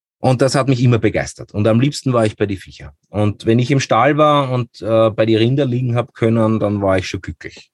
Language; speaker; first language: German; native; German